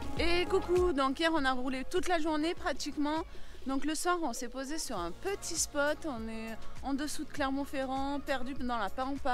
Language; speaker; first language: French; native; French